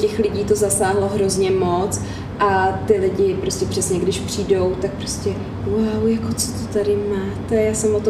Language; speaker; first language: Czech; native; Czech